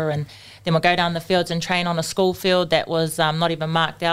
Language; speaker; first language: English; native; English